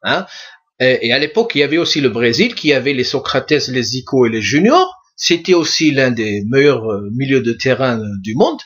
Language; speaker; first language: French; non-native, local second language; Arabic